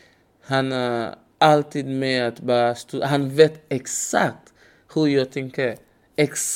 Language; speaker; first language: Swedish; non-native, learner; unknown